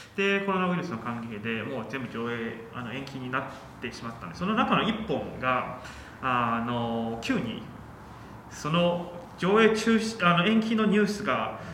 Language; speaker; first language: Japanese; non-native, fluent; Chinese